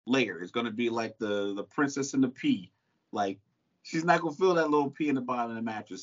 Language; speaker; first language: English; native; English